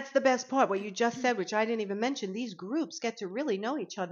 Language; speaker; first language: English; native; English